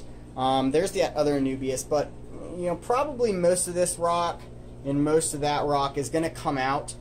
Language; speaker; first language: English; native; English